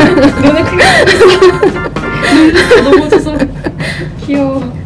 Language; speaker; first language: Korean; native; Korean